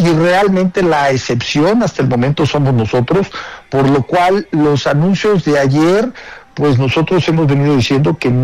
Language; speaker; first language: Spanish; native; Spanish